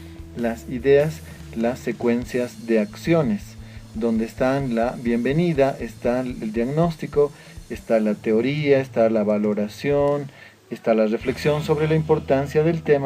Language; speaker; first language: Spanish; native; Spanish